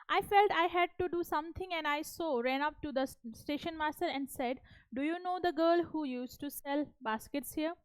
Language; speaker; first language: English; non-native, local second language; Hindi